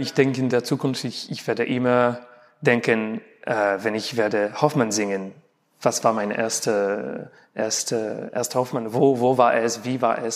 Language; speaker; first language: German; non-native, learner; French